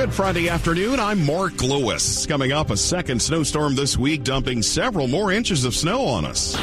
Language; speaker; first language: English; native; English